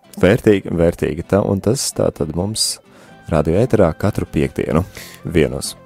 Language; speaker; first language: Latvian; native; Latvian